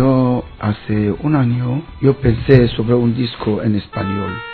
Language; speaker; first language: Spanish; non-native, learner; Hebrew